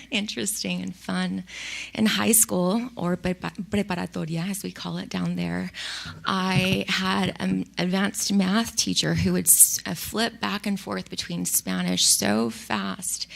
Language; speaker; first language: English; early bilingual, other home language; Spanish